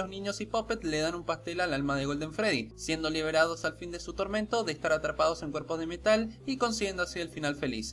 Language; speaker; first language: Spanish; native; Spanish